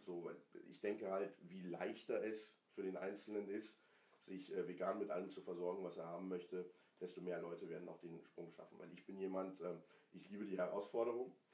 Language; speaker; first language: German; early bilingual, other home language; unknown